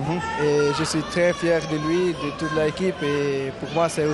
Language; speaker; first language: French; non-native, learner; Portuguese